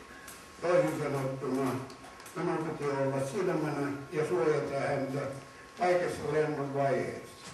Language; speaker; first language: Finnish; native; Finnish